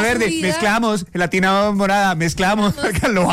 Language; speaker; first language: Spanish; native; Spanish